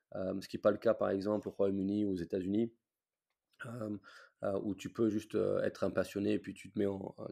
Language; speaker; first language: French; non-native, fluent; English